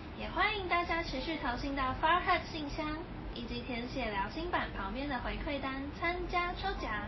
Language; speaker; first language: Chinese; native; Chinese